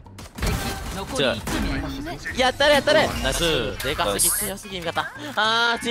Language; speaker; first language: Japanese; native; Japanese